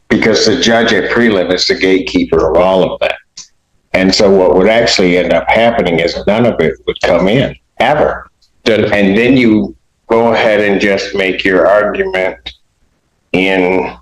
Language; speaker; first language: English; native; English